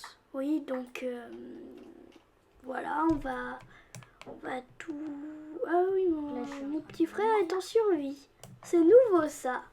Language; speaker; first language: French; native; French